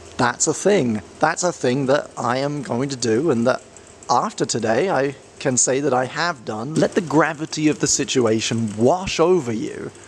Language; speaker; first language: English; native; English